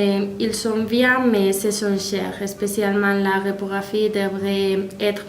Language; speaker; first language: French; non-native, learner; Spanish